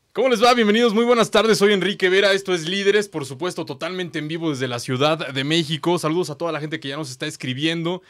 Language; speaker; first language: Spanish; native; Spanish